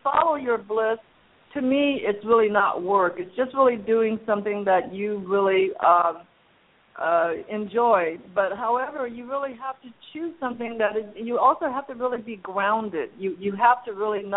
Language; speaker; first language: English; native; English